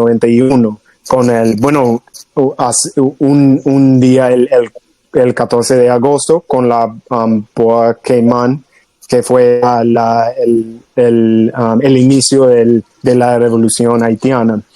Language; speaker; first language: Spanish; non-native, fluent; English